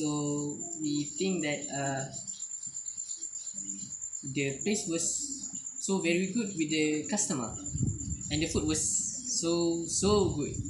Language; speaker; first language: English; non-native, learner; Malay